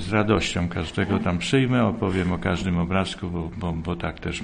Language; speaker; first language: Polish; native; Polish